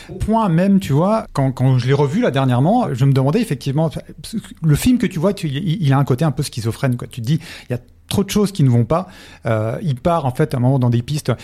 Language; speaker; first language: French; native; French